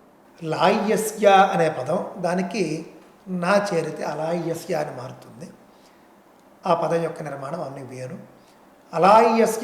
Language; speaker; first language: Telugu; native; Telugu